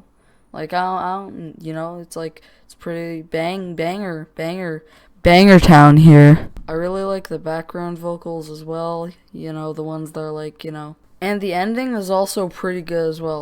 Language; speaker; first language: English; native; English